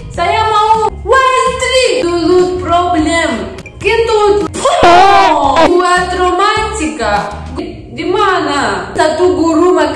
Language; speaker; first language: Indonesian; non-native, learner; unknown